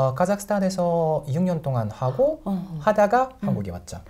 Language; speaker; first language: Korean; non-native, learner; Russian